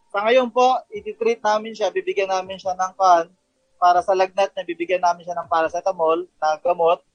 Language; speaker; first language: Filipino; non-native, local second language; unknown